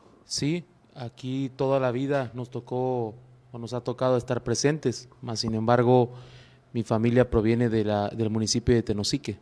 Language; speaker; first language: Spanish; native; Spanish